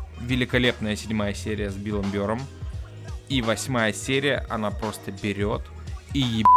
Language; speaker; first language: Russian; native; Russian